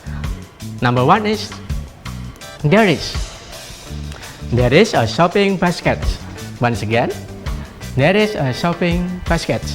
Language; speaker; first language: English; non-native, fluent; Indonesian